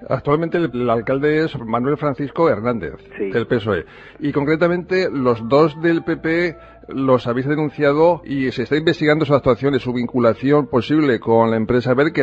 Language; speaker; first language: Spanish; native; Spanish